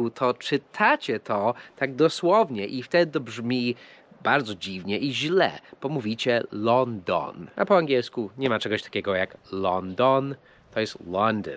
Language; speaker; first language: Polish; non-native, fluent; English